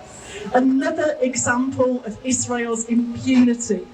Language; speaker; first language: English; native; English